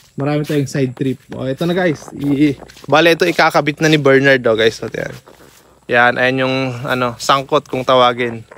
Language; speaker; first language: Filipino; non-native, local second language; Iloko